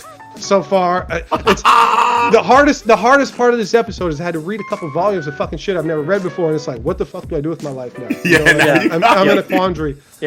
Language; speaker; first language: English; native; English